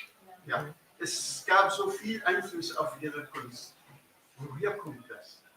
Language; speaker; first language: German; non-native, fluent; Arabic